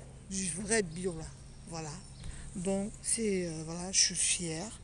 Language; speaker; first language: French; non-native, local second language; Fang